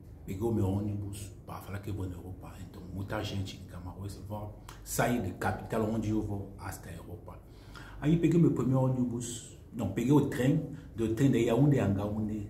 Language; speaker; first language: Portuguese; non-native, fluent; French